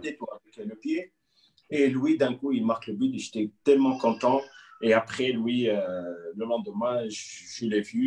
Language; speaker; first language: French; non-native, local second language; Arabic